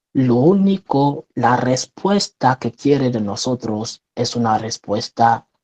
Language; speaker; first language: Spanish; non-native, fluent; French